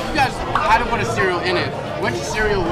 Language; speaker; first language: English; native; English